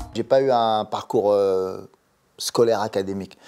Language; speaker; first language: French; native; French